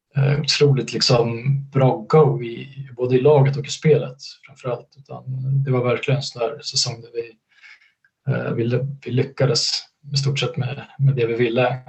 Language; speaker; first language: Swedish; native; Swedish